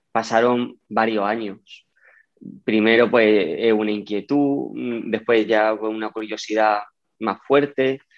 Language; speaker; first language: Spanish; native; Spanish